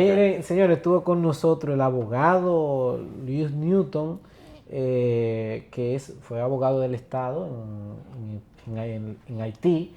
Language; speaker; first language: Spanish; native; Spanish